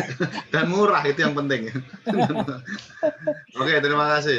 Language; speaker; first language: Indonesian; native; Indonesian